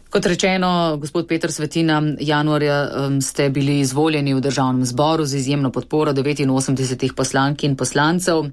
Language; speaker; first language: Slovenian; native; Slovenian